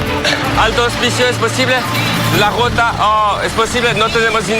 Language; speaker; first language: Spanish; non-native, learner; French